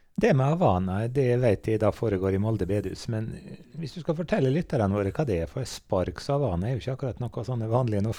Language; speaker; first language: Norwegian; native; Norwegian